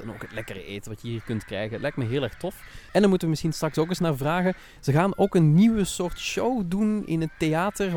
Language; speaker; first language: Dutch; native; Dutch